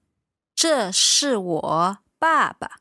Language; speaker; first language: Chinese; non-native, learner; English